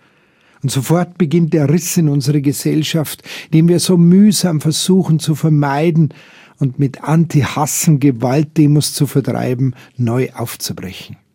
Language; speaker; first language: German; native; German